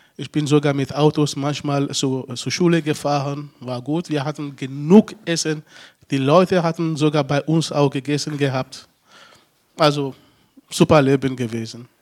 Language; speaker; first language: German; non-native, fluent; Ewe